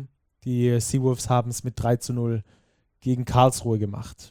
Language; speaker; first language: German; native; German